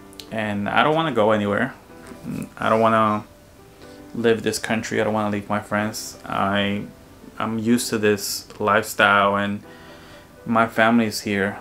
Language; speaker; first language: English; early bilingual, other home language; Spanish